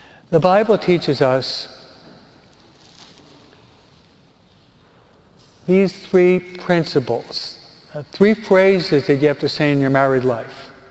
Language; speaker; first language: English; native; English